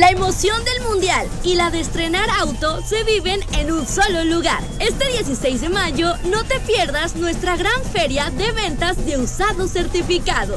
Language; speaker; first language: Spanish; native; Spanish